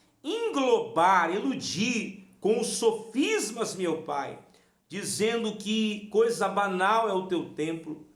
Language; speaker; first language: Portuguese; native; Portuguese